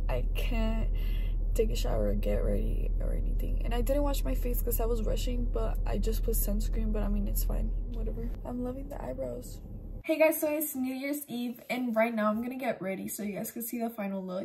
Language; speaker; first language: English; early bilingual, other home language; Spanish